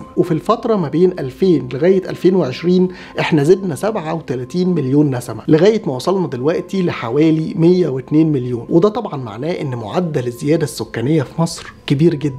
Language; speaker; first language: Arabic; native; Arabic